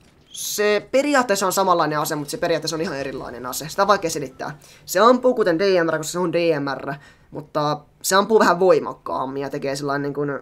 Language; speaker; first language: Finnish; native; Finnish